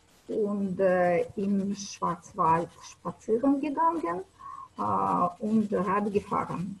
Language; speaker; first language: German; non-native, learner; Russian